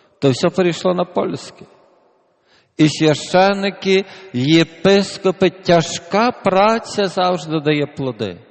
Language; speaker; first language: Ukrainian; native; Ukrainian